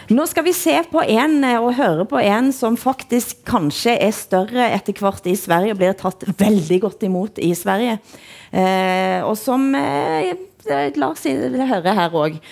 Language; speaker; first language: Norwegian; native; Norwegian